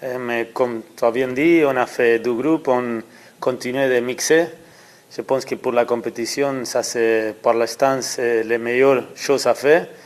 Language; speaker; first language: French; non-native, learner; Spanish